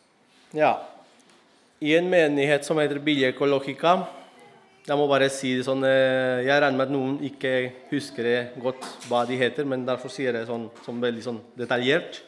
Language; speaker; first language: Norwegian; non-native, fluent; Spanish